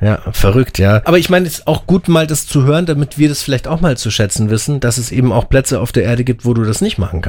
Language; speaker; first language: German; native; German